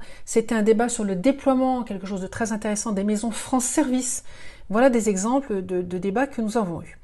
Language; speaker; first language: French; native; French